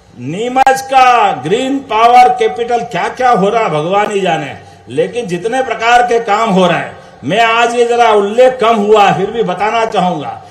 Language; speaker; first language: Hindi; native; Hindi